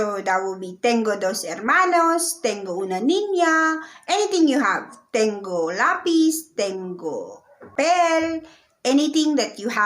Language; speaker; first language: Spanish; non-native, learner; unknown